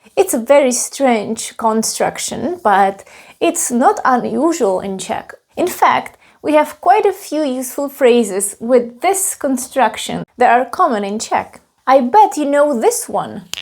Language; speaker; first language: English; non-native, fluent; Czech